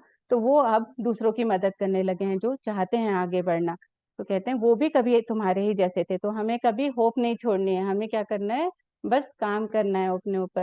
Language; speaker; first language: Hindi; native; Hindi